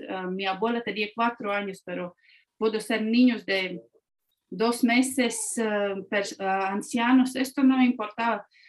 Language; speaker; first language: Spanish; non-native, fluent; Latvian